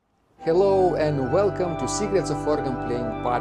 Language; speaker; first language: English; non-native, fluent; Lithuanian